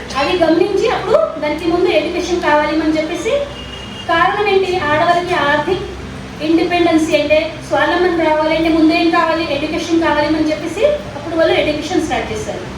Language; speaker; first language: Telugu; non-native, local second language; Marathi